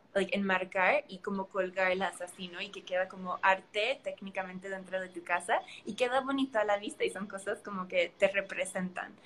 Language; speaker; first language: Spanish; early bilingual, heritage; Spanish